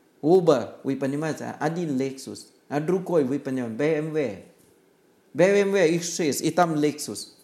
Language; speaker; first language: Russian; non-native, learner; Thai